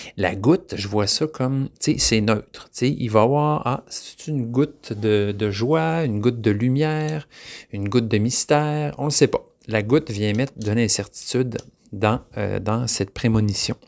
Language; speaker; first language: French; native; French